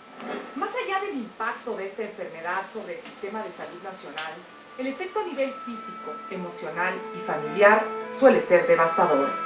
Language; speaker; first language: Spanish; native; Spanish